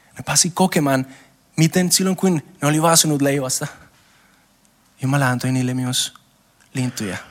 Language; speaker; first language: Finnish; non-native, learner; Spanish